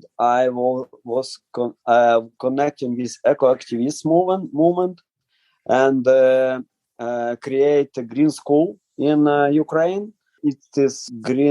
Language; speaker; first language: English; non-native, learner; Ukrainian